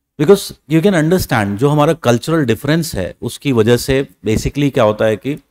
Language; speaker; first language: Hindi; native; Hindi